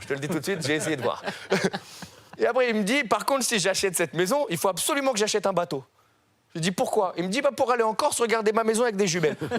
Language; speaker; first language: French; native; French